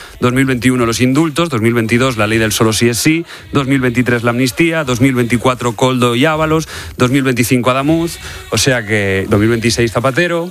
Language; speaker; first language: Spanish; native; Spanish